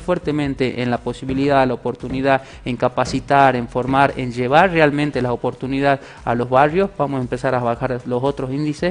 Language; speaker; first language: Spanish; native; Spanish